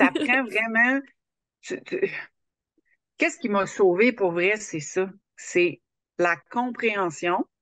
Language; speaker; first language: French; native; French